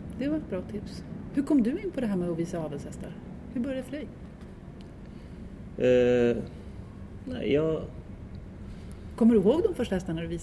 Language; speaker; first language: Swedish; native; Swedish